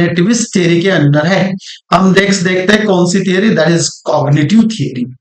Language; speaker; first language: Hindi; non-native, local second language; Marathi